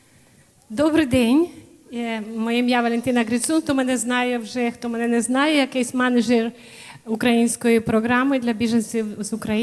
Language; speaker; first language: Ukrainian; native; Ukrainian